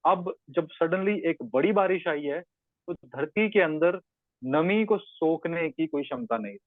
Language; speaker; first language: Hindi; non-native, local second language; Punjabi